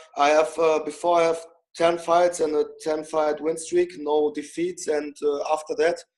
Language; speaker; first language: English; non-native, fluent; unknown